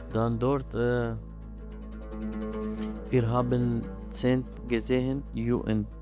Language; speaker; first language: German; non-native, learner; Arabic